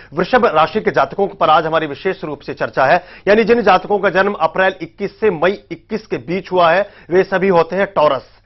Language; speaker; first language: Hindi; native; Hindi